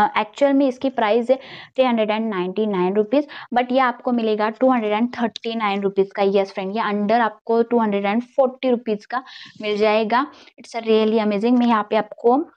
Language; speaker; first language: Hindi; non-native, local second language; Marathi